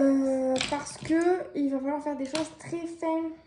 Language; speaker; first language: French; native; French